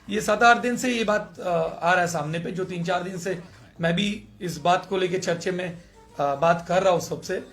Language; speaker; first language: Hindi; non-native, local second language; Bangla